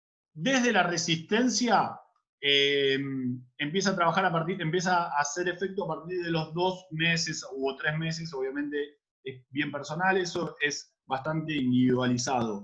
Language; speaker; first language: Spanish; native; Spanish